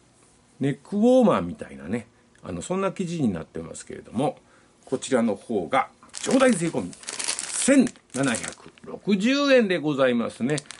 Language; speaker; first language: Japanese; native; Japanese